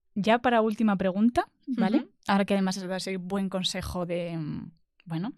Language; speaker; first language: Spanish; native; Spanish